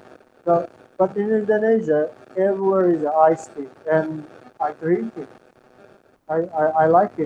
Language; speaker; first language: English; non-native, fluent; Turkmen